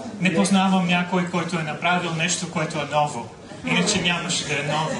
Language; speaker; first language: Bulgarian; non-native, fluent; Dutch